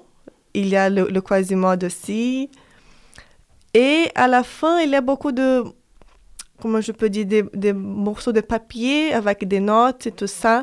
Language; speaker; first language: French; non-native, fluent; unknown